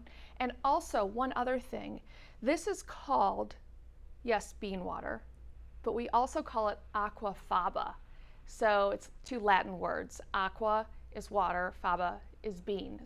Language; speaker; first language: English; native; English